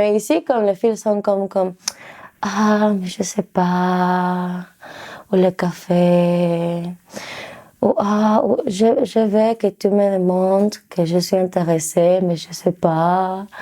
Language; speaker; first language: French; non-native, learner; Spanish